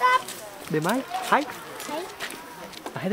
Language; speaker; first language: Danish; non-native, learner; Romanian